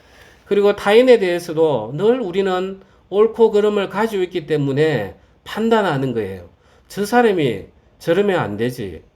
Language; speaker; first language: Korean; native; Korean